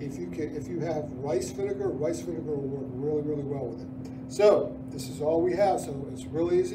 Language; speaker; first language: English; native; English